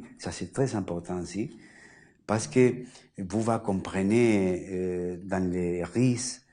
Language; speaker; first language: French; non-native, learner; Spanish